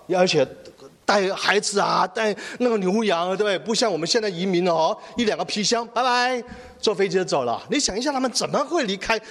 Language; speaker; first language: Chinese; native; Chinese